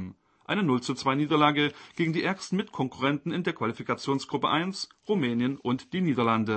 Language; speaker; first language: German; native; German